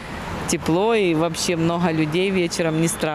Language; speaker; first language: Russian; native; Russian